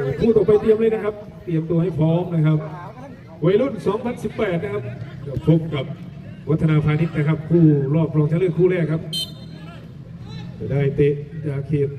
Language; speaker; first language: Thai; native; Thai